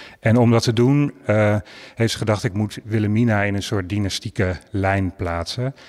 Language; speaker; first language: Dutch; native; Dutch